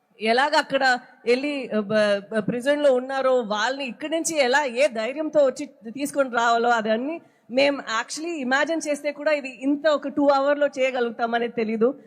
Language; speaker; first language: Telugu; non-native, fluent; Badaga